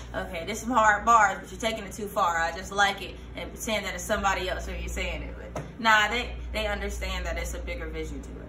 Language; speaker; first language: English; native; English